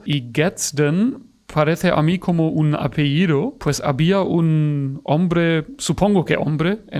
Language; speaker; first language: Spanish; non-native, fluent; German